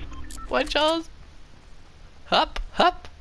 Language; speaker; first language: English; non-native, learner; French